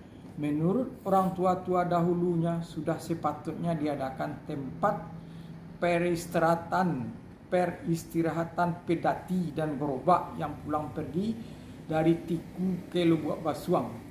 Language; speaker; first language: Indonesian; non-native, local second language; Minangkabau